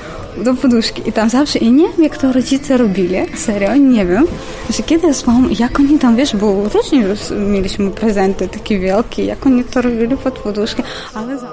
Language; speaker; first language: Polish; non-native, fluent; Ukrainian